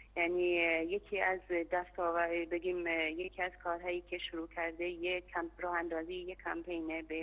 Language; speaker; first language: Persian; non-native, local second language; Kurdish